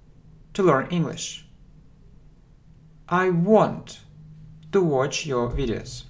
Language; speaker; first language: English; non-native, fluent; Russian